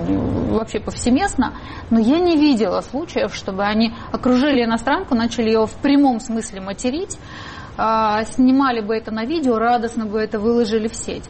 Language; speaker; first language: Russian; native; Russian